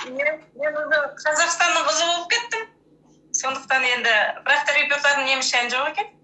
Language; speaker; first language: Kazakh; non-native, local second language; Russian